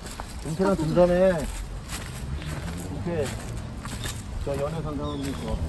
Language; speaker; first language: Korean; native; Korean